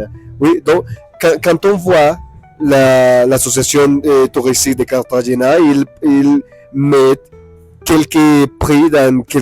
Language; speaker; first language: French; non-native, learner; Spanish